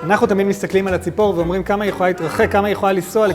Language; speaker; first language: Hebrew; native; Hebrew